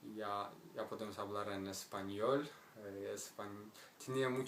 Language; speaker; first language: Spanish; non-native, learner; Kazakh